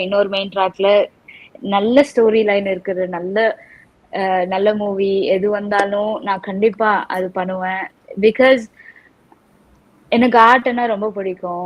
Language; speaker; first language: Tamil; non-native, local second language; Telugu